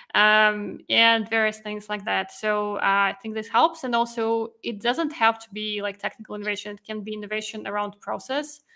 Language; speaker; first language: English; non-native, fluent; Russian